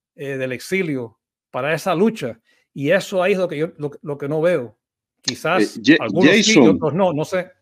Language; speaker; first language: Spanish; early bilingual, heritage; Spanish